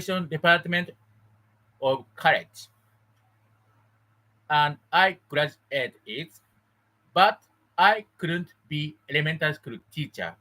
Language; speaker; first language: English; non-native, learner; Japanese